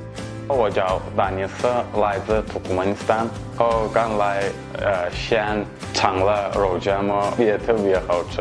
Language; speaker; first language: Chinese; non-native, learner; Turkmen